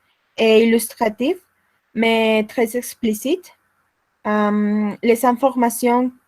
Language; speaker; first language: French; non-native, learner; Spanish